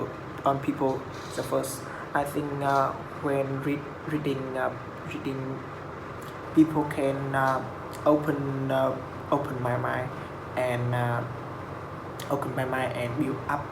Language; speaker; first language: English; non-native, learner; Vietnamese